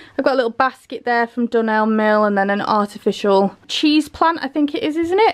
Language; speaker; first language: English; native; English